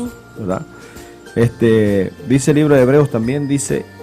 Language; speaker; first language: Spanish; native; Spanish